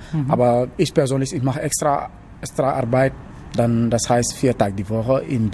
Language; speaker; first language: German; non-native, learner; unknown